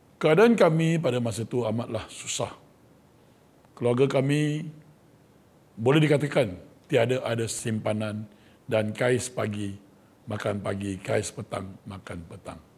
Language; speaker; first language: Malay; non-native, local second language; Chinese